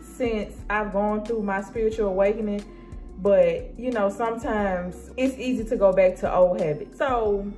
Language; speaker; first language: English; native; English